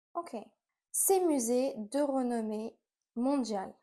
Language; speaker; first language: French; non-native, fluent; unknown